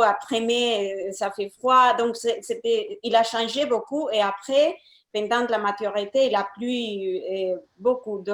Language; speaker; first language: French; non-native, fluent; Spanish